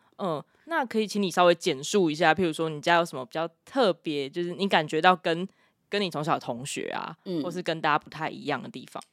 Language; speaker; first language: Chinese; native; Chinese